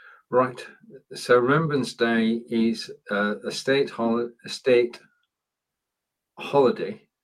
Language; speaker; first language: English; native; English